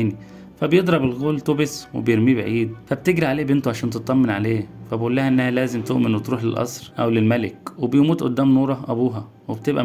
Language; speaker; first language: Arabic; native; Arabic